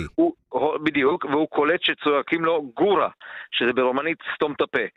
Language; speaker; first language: Hebrew; non-native, fluent; Romanian